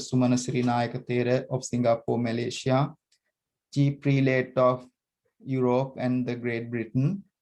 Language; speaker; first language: English; non-native, local second language; Sinhala